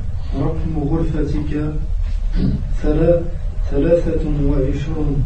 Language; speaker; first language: Arabic; non-native, learner; French